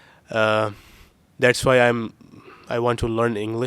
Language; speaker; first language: English; non-native, learner; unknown